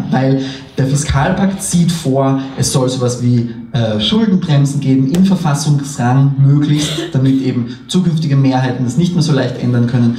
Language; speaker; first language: German; native; German